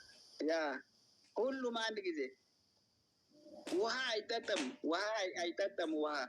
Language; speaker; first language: Amharic; non-native, local second language; Oromo